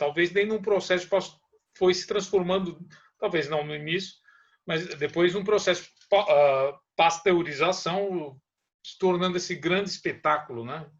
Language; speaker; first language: Portuguese; native; Portuguese